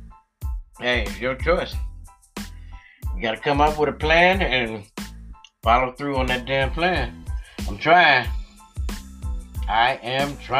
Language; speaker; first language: English; native; English